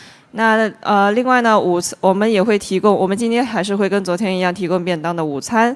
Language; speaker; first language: Chinese; native; Chinese